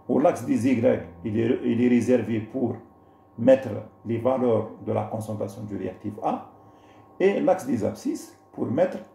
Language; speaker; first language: French; non-native, local second language; Arabic